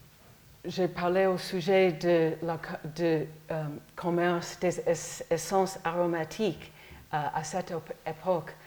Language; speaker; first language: French; non-native, learner; English